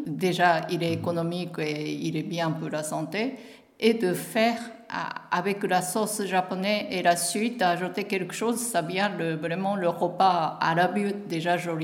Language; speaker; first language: French; non-native, learner; Japanese